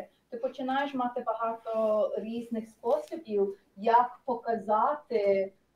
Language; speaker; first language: Ukrainian; early bilingual, heritage; Ukrainian